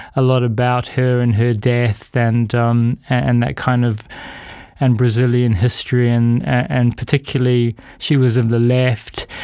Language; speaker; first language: English; native; English